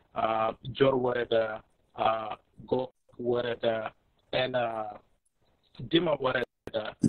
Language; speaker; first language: English; non-native, fluent; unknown